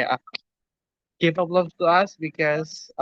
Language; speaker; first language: English; non-native, learner; Indonesian